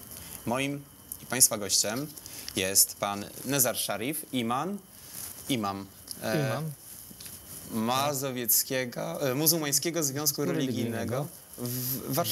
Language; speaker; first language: Polish; native; Polish